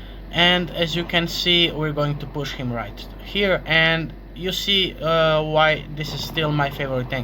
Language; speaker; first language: English; non-native, fluent; Croatian